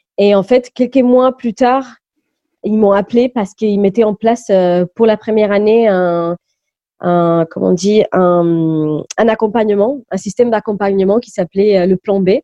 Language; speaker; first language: French; early bilingual, other home language; English